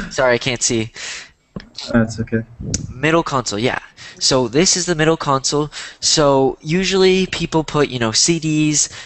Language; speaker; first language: English; native; English